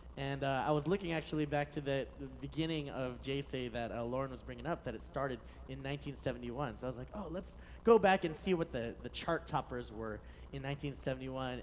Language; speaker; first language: English; native; English